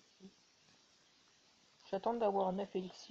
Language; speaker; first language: French; native; French